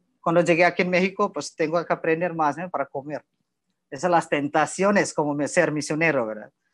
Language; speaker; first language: Spanish; non-native, learner; Indonesian